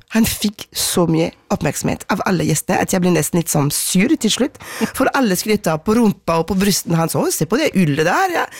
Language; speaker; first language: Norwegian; non-native, fluent; French